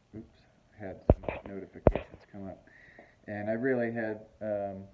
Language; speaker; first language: English; native; English